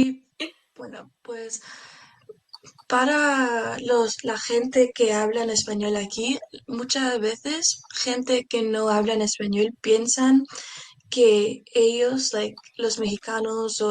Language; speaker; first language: Spanish; non-native, learner; English